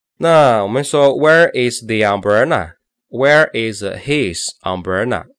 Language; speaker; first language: English; non-native, fluent; Chinese